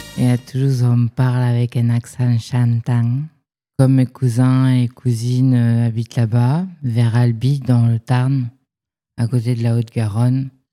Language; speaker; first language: French; native; French